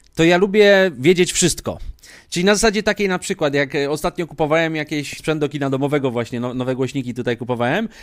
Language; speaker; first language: Polish; native; Polish